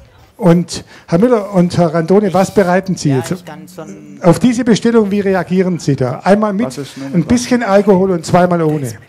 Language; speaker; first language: German; native; German